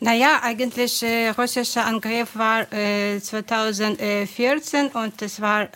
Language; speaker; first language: German; non-native, fluent; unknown